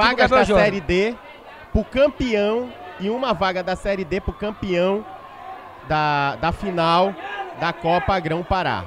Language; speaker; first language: Portuguese; native; Portuguese